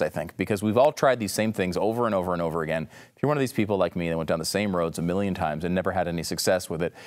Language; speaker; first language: English; native; English